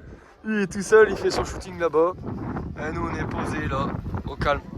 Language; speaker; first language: French; native; French